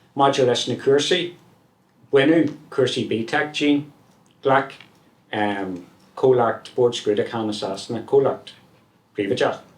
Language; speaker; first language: Irish; non-native, local second language; English